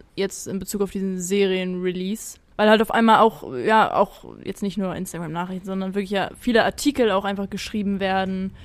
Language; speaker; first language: German; native; German